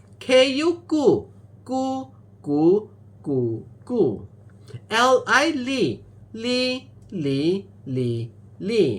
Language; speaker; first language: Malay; non-native, local second language; Min Nan Chinese